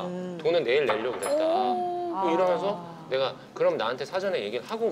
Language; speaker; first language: Korean; native; Korean